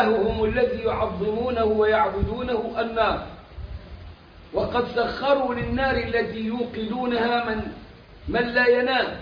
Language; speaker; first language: Arabic; native; Arabic